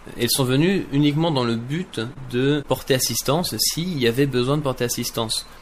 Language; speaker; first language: French; native; French